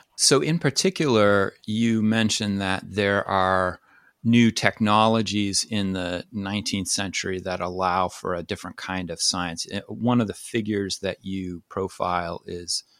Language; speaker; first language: English; native; English